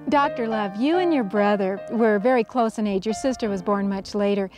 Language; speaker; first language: English; native; English